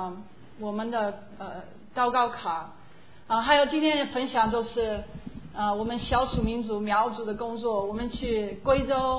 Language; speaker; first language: Chinese; non-native, fluent; English